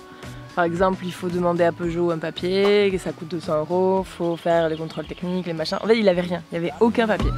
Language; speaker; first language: French; native; French